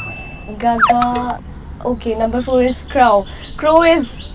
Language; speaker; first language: English; non-native, local second language; Hindi